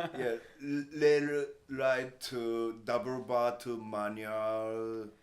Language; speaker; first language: English; non-native, learner; Japanese